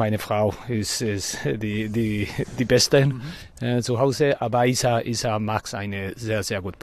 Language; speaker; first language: German; non-native, learner; Spanish